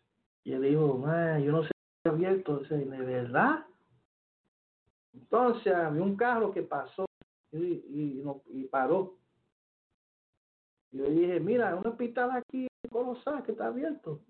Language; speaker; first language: Spanish; early bilingual, heritage; Spanish